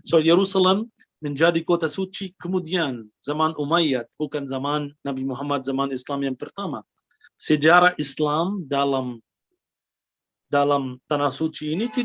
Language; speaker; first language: Indonesian; non-native, fluent; Arabic